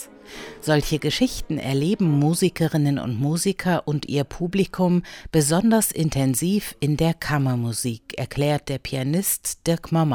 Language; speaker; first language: German; native; German